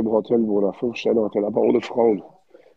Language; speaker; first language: German; early bilingual, other home language; Arabic